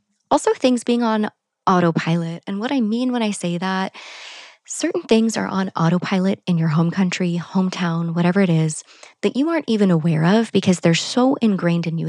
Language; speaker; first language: English; native; English